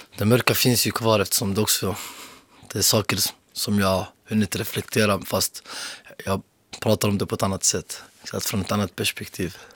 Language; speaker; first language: Swedish; early bilingual, other home language; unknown